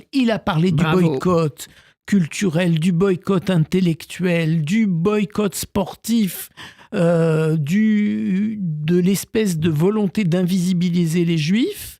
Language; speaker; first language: French; native; French